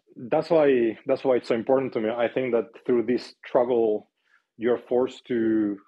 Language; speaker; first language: English; non-native, fluent; Spanish